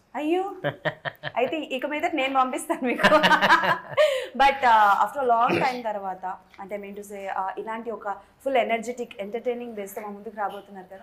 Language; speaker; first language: Telugu; native; Telugu